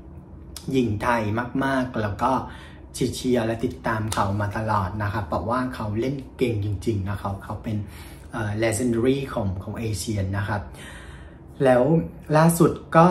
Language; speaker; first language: Thai; non-native, fluent; Vietnamese